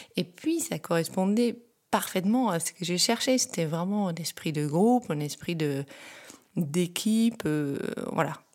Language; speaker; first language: French; non-native, fluent; Dutch